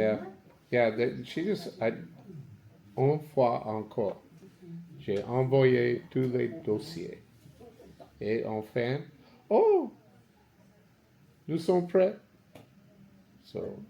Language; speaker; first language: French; non-native, learner; English